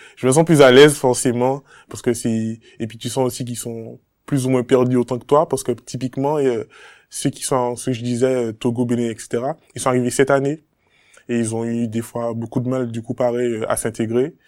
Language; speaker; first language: French; native; French